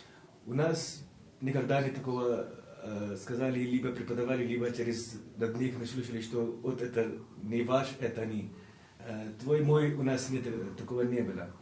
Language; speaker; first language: Russian; non-native, learner; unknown